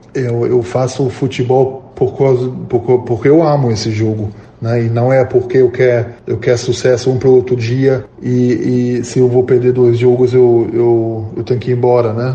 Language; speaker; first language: Portuguese; non-native, fluent; German